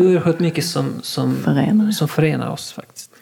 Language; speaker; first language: Swedish; non-native, local second language; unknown